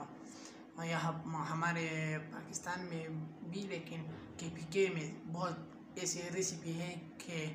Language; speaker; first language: Hindi; non-native, local second language; Pashto